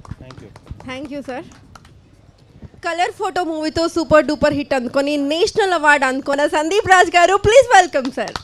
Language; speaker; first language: Telugu; native; Telugu